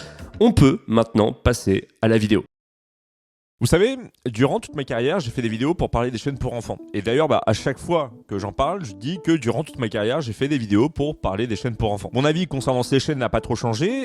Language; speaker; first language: French; native; French